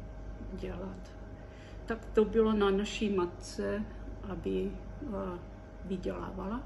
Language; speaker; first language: Czech; early bilingual, heritage; Czech